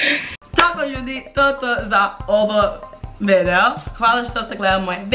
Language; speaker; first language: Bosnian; non-native, learner; English